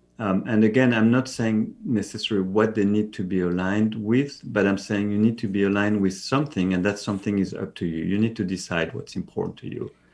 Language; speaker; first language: English; non-native, fluent; French